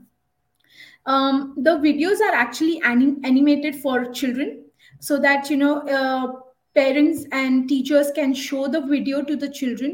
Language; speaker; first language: English; non-native, local second language; Hindi